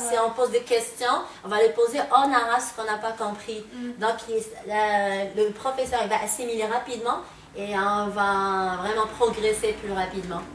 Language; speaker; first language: French; non-native, local second language; Arabic